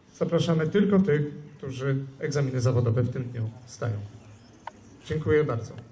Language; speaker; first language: Polish; native; Polish